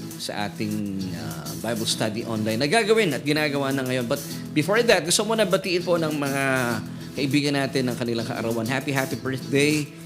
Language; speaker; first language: Filipino; native; Filipino